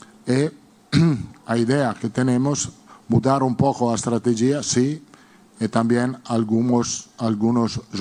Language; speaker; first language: Portuguese; non-native, learner; Spanish